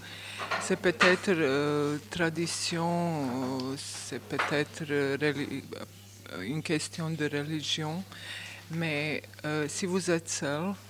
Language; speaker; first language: French; non-native, learner; Bosnian